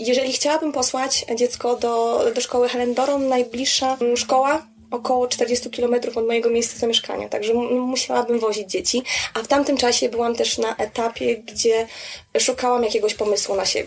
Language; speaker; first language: Polish; native; Polish